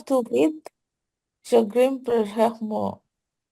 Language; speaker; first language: French; non-native, learner; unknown